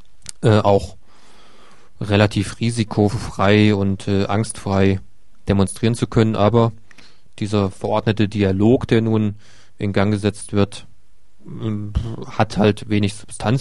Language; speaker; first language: German; native; German